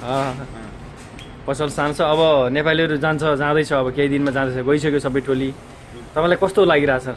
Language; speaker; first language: Nepali; native; Nepali